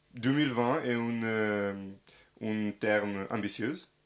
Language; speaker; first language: French; non-native, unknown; Serbian